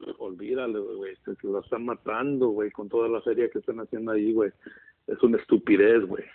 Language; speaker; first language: Spanish; early bilingual, heritage; Spanish